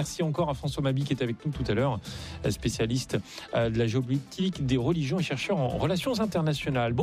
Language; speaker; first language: French; native; French